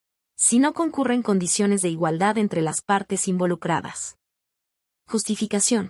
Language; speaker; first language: Spanish; native; Spanish